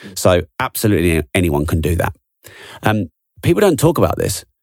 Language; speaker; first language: English; native; English